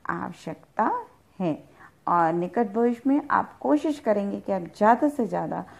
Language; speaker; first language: Hindi; native; Hindi